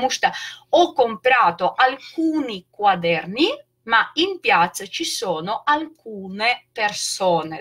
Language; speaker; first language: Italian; non-native, fluent; Russian